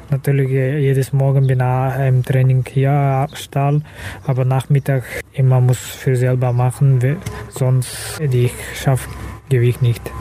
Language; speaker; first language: German; non-native, learner; Kazakh